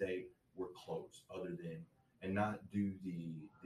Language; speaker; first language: English; native; English